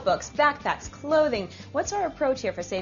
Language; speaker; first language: English; native; English